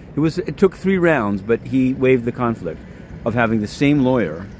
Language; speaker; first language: English; native; English